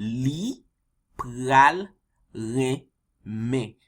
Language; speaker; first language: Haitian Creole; early bilingual, heritage; Haitian Creole